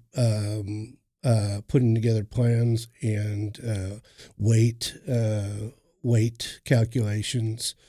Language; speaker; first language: English; native; English